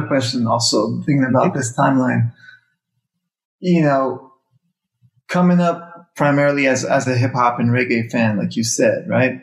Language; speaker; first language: English; native; English